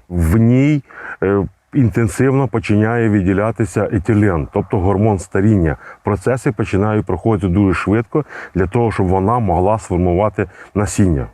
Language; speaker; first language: Ukrainian; native; Ukrainian